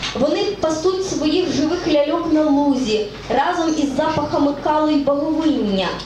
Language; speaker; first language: Ukrainian; native; Ukrainian